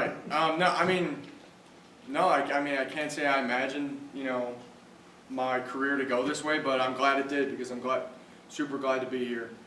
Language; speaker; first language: English; native; English